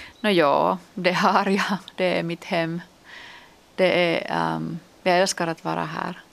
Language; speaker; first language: Swedish; non-native, local second language; Finnish